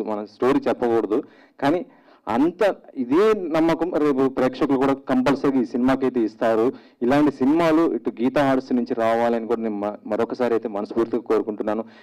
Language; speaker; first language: Telugu; native; Telugu